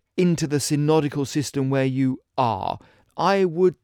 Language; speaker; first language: English; native; English